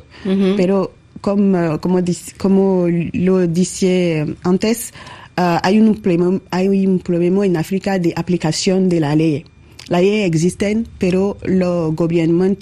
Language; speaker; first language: Spanish; non-native, learner; French